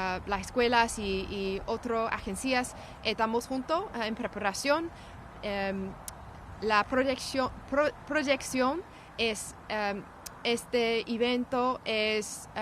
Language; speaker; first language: Spanish; non-native, learner; English